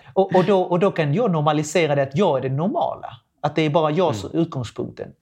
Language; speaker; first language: Swedish; non-native, fluent; Spanish